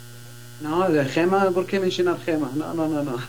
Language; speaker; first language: Spanish; non-native, learner; Arabic